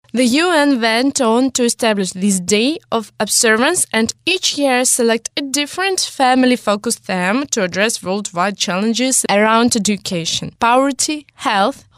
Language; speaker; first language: English; non-native, fluent; Russian